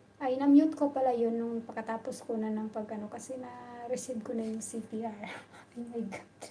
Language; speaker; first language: Filipino; non-native, local second language; Bikol